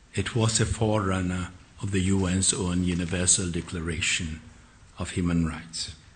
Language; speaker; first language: English; non-native, local second language; Akan